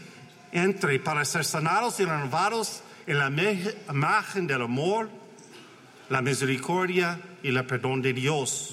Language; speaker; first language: Spanish; non-native, learner; English